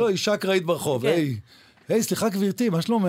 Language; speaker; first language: Hebrew; native; Hebrew